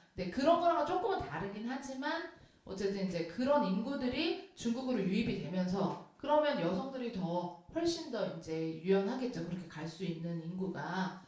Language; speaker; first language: Korean; native; Korean